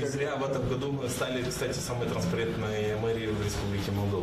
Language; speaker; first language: Russian; native; Russian